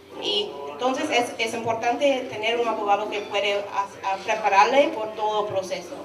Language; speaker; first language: Spanish; non-native, fluent; English